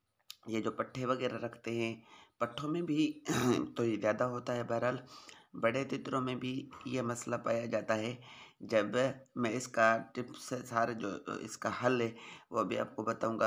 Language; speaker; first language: Hindi; non-native, local second language; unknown